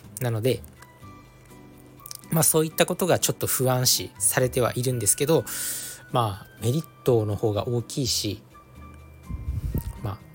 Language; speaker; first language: Japanese; native; Japanese